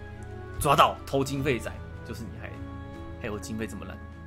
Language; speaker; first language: Chinese; native; Chinese